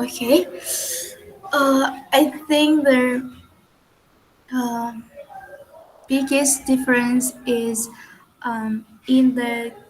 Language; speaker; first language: English; non-native, learner; Vietnamese